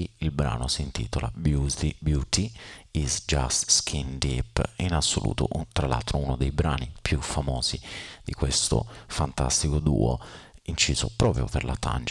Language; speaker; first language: Italian; native; Italian